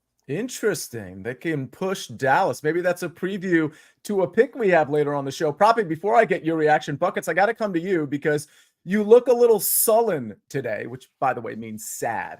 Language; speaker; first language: English; native; English